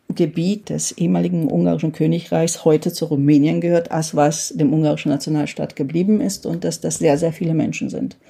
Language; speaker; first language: German; early bilingual, heritage; Hungarian